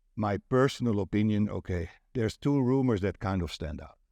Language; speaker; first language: English; non-native, fluent; Dutch